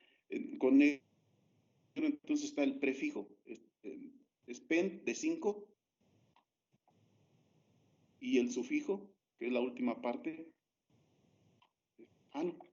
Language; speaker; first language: Spanish; native; Spanish